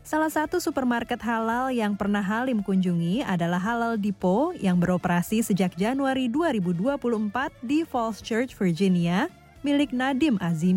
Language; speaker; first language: Indonesian; native; Indonesian